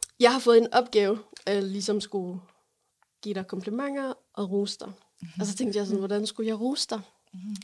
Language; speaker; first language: Danish; non-native, fluent; Arabic